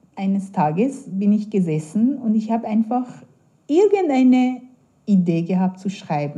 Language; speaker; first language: German; non-native, fluent; Persian